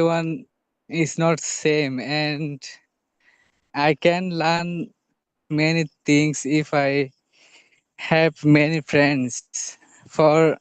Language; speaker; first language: English; non-native, learner; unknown